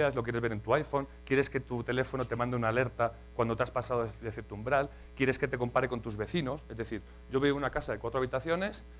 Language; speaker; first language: Spanish; native; Spanish